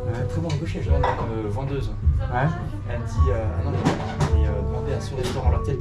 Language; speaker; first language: French; native; French